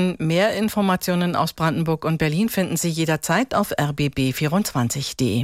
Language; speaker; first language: German; native; German